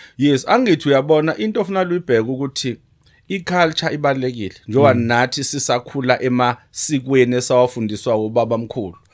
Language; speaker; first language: Zulu; native; Zulu